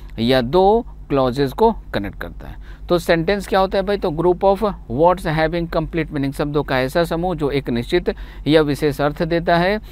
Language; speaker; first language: Hindi; native; Hindi